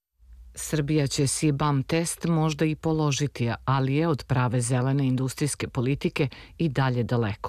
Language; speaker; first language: Serbian; native; Serbian